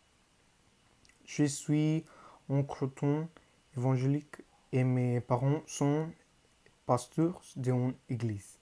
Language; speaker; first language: French; non-native, learner; Spanish